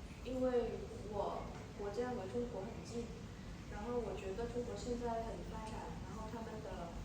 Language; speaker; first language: Chinese; non-native, learner; Vietnamese